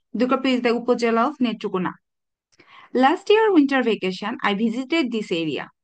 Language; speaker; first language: English; non-native, local second language; Bangla